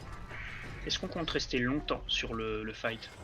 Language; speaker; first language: French; native; French